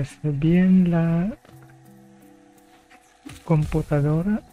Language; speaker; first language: Spanish; non-native, fluent; Filipino